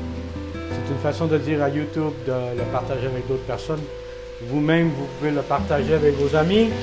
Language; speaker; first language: French; non-native, fluent; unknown